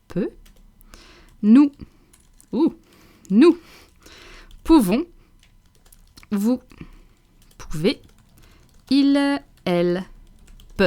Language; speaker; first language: French; non-native, fluent; English